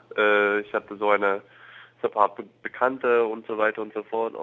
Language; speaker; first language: German; non-native, fluent; English